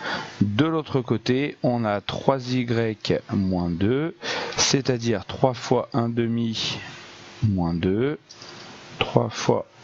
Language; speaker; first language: French; native; French